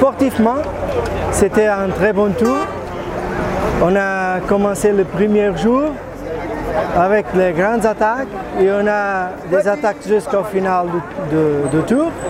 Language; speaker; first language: French; non-native, fluent; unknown